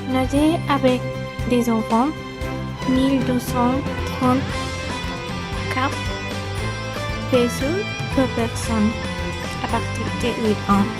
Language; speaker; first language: French; non-native, learner; Spanish